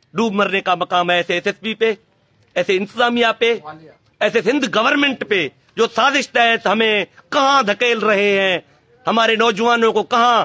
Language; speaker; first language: Urdu; non-native, local second language; Sindhi